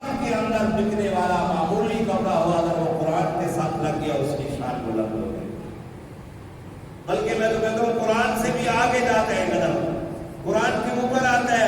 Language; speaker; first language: Urdu; native; Urdu